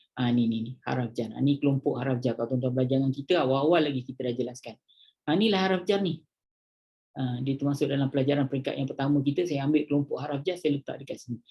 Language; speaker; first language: Malay; native; Malay